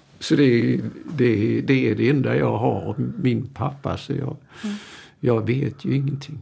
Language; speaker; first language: Swedish; early bilingual, other home language; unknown